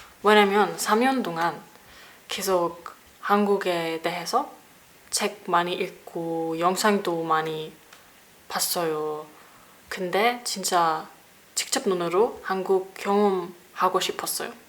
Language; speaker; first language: Korean; non-native, learner; German